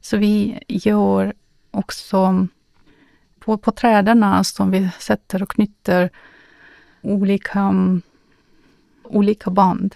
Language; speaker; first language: Swedish; non-native, learner; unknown